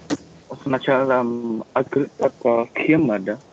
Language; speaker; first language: Russian; non-native, learner; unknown